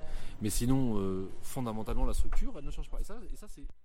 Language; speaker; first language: French; native; French